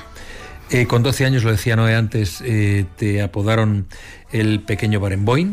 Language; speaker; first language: Spanish; native; Spanish